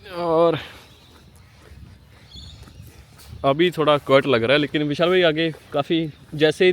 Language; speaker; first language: Hindi; native; Hindi